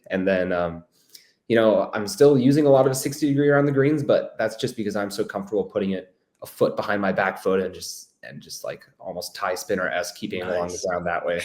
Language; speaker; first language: English; native; English